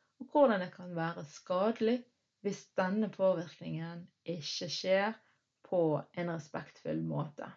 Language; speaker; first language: Norwegian; early bilingual, other home language; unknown